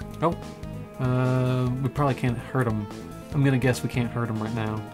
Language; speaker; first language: English; native; English